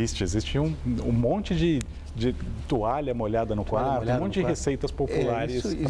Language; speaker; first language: Portuguese; native; Portuguese